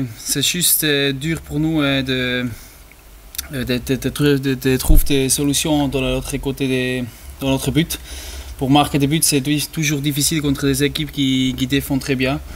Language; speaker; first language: French; non-native, learner; German